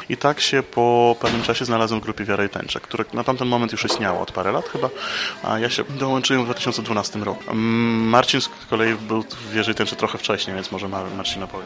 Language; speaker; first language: Polish; non-native, fluent; Russian